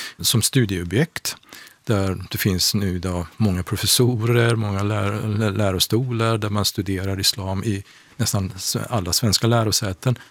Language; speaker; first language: Swedish; non-native, fluent; Persian